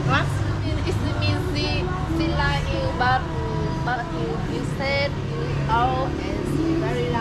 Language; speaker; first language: English; non-native, learner; Vietnamese